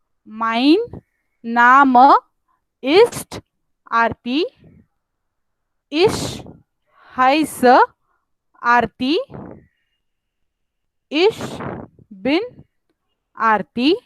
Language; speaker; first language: German; non-native, fluent; Marathi